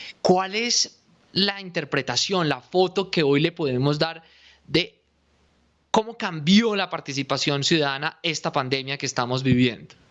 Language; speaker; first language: Spanish; native; Spanish